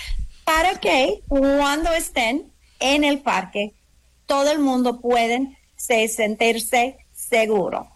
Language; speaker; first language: Spanish; non-native, learner; English